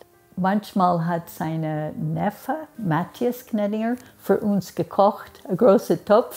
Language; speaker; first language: German; non-native, fluent; English